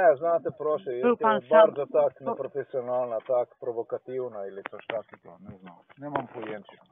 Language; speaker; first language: Polish; non-native, learner; Slovenian